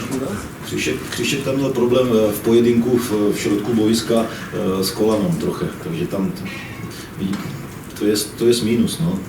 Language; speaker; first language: Polish; non-native, learner; Czech